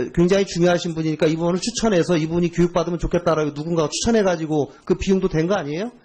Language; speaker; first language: Korean; native; Korean